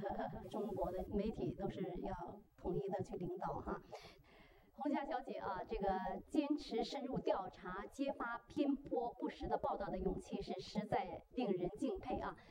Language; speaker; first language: Chinese; native; Chinese